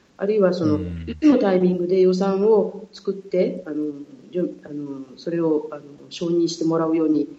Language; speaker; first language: Japanese; native; Japanese